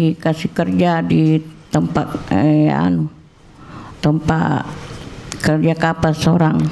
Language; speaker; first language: Indonesian; non-native, local second language; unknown